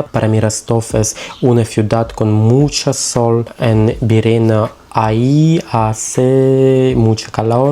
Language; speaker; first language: Spanish; non-native, learner; Russian